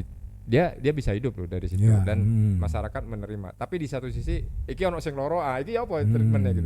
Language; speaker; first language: Indonesian; non-native, local second language; Javanese